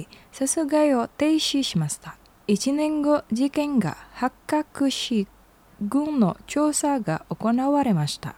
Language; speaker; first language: Japanese; non-native, learner; Indonesian